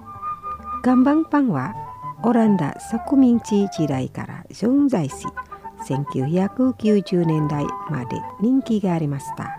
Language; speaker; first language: Japanese; non-native, fluent; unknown